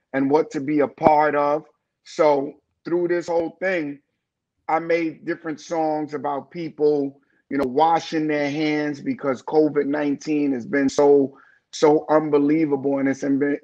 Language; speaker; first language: English; native; English